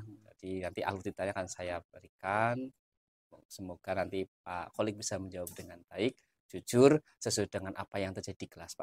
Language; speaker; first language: Indonesian; native; Indonesian